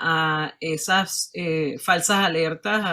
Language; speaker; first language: Spanish; native; Spanish